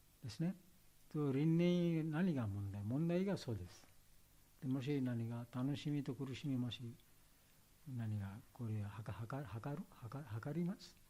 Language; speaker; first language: Japanese; non-native, learner; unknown